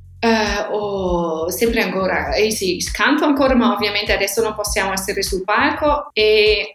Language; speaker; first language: Italian; non-native, fluent; German